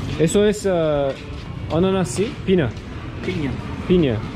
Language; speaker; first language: Spanish; non-native, learner; Turkish